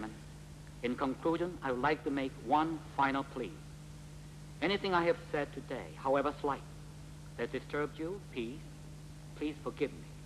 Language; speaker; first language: English; non-native, local second language; Korean